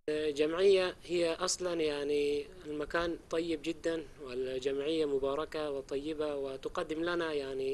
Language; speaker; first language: Arabic; non-native, fluent; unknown